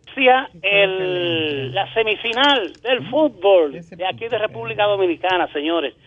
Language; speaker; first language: Spanish; native; Spanish